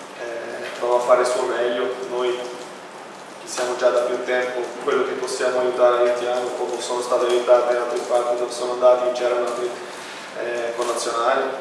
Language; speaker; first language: Italian; non-native, fluent; Portuguese